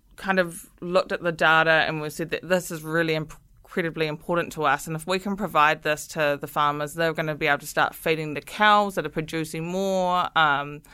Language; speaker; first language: English; native; English